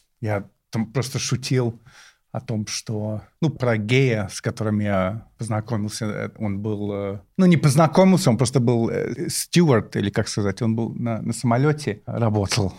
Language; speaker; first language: Russian; non-native, fluent; English